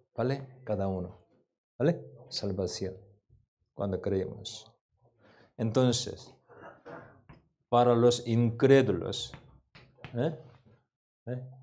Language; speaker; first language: Spanish; non-native, learner; Korean